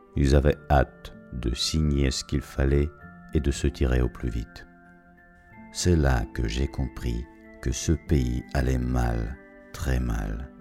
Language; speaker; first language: French; non-native, fluent; Russian